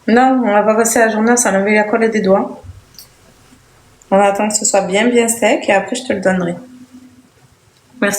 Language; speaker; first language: French; native; French